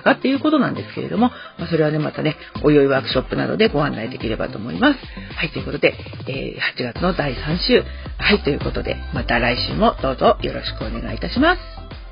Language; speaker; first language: Japanese; native; Japanese